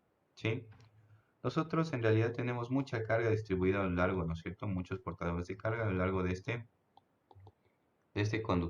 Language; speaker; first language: Spanish; native; Spanish